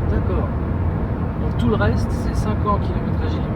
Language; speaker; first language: French; native; French